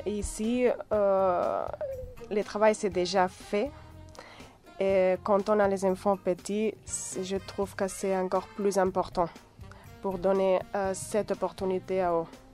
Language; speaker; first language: French; non-native, fluent; Catalan